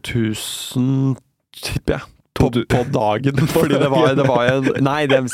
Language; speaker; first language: Norwegian; native; Norwegian